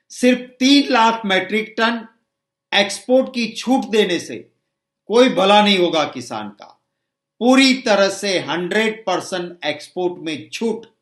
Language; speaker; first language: Hindi; non-native, local second language; Gujarati